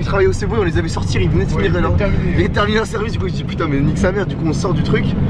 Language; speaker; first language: French; native; French